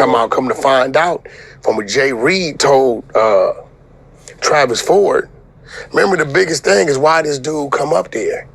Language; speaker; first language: English; native; English